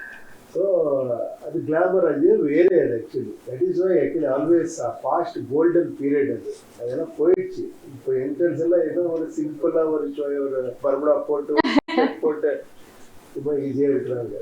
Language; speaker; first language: Tamil; non-native, learner; Kannada